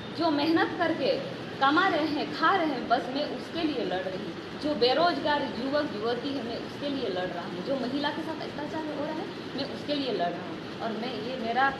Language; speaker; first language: Hindi; non-native, local second language; Santali